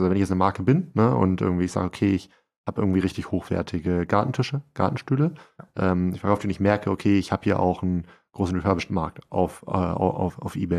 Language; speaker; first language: German; native; German